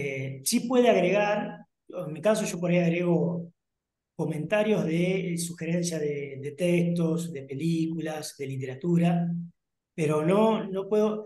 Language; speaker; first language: Spanish; native; Spanish